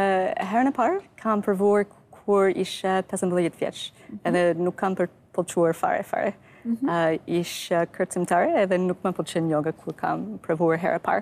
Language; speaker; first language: Albanian; non-native, learner; English